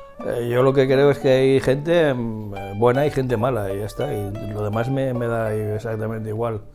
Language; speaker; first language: Spanish; native; Spanish